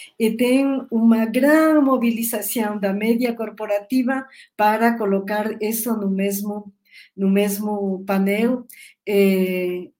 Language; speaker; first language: Portuguese; non-native, learner; Spanish